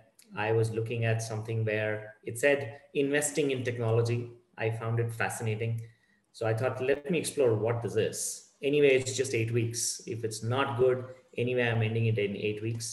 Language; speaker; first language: English; non-native, local second language; Kannada